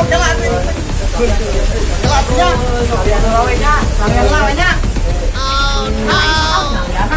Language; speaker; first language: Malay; non-native, local second language; Sundanese